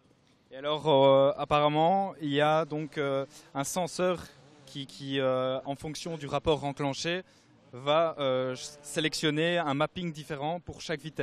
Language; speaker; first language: French; native; French